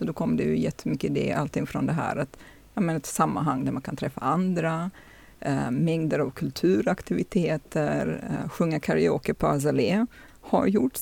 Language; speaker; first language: Swedish; native; Swedish